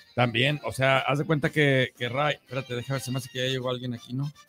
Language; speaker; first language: Spanish; native; Spanish